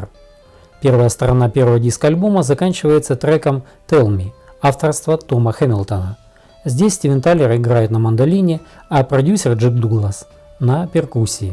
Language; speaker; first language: Russian; native; Russian